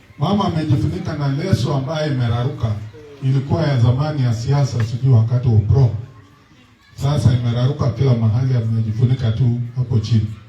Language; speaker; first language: Swahili; non-native, local second language; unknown